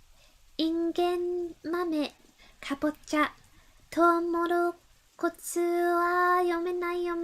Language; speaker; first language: Japanese; non-native, learner; English